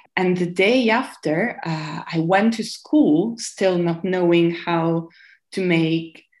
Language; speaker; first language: English; non-native, fluent; Italian